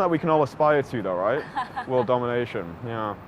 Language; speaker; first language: English; native; English